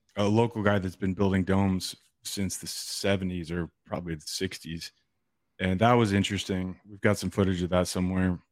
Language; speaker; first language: English; native; English